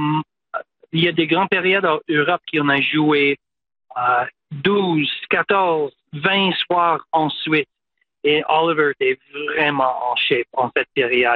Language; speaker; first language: French; non-native, fluent; English